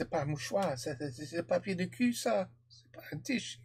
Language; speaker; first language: French; non-native, learner; English